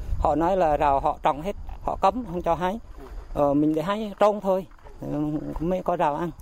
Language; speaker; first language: Vietnamese; non-native, local second language; Jarai